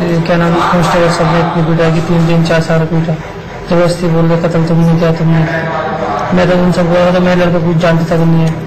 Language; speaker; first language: Hindi; native; Hindi